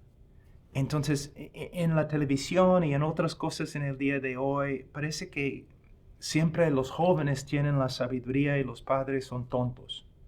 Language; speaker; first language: Spanish; non-native, fluent; English